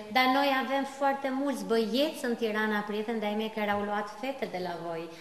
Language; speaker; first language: Romanian; non-native, fluent; Albanian